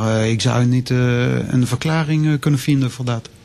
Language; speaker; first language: Dutch; non-native, fluent; French